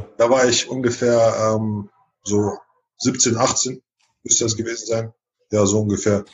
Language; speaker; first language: German; early bilingual, other home language; Chechen